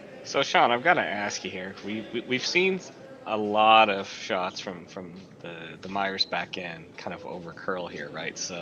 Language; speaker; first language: English; native; English